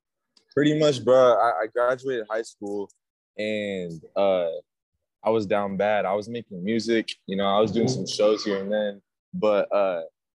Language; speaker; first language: English; native; English